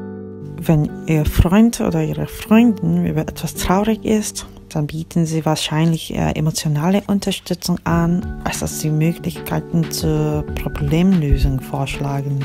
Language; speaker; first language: German; non-native, fluent; Korean